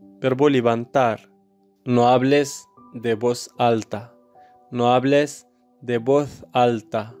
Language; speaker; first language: Spanish; non-native, learner; Arabic